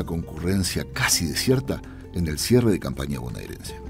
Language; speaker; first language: Spanish; native; Spanish